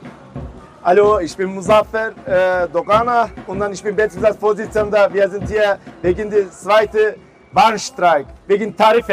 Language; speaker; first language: German; non-native, learner; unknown